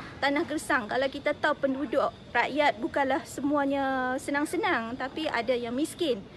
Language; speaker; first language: Malay; native; Malay